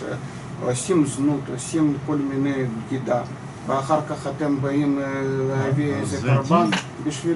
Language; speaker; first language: Hebrew; non-native, fluent; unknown